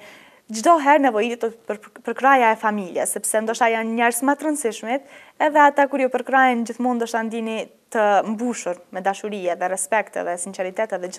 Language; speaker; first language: Albanian; native; Albanian